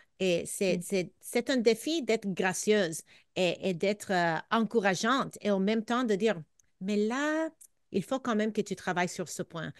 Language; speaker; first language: French; non-native, fluent; English